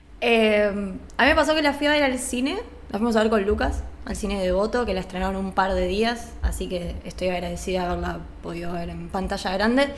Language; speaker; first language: Spanish; native; Spanish